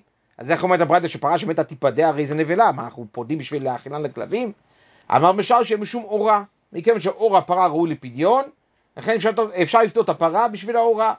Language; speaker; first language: Hebrew; native; Hebrew